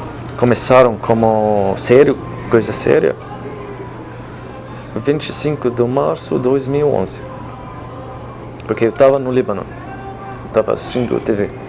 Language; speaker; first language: Portuguese; non-native, learner; Arabic